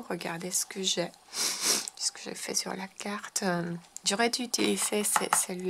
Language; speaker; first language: French; non-native, fluent; Spanish